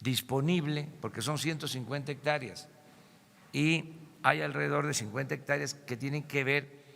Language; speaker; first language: Spanish; native; Spanish